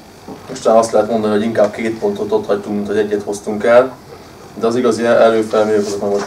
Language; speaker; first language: Hungarian; native; Hungarian